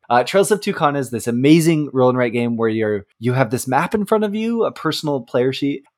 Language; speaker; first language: English; native; English